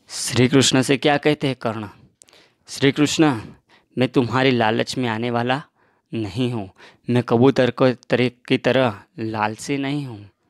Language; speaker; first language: Hindi; non-native, local second language; Gujarati